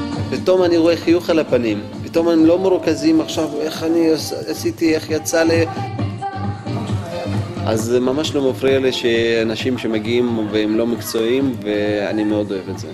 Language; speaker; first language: Hebrew; non-native, fluent; Russian